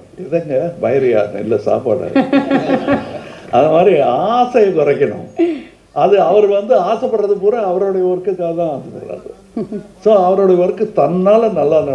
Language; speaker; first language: Tamil; native; Tamil